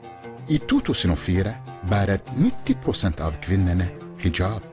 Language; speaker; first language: Norwegian; non-native, fluent; Arabic